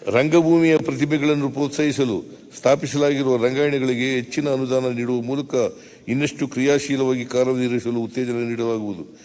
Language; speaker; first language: Kannada; native; Kannada